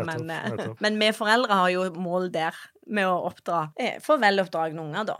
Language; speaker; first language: Norwegian; native; Norwegian